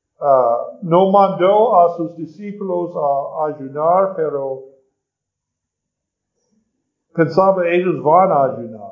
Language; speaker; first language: Spanish; non-native, learner; English